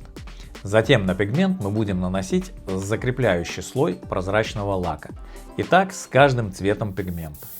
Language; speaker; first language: Russian; native; Russian